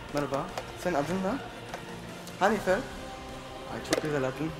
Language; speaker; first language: Turkish; non-native, learner; German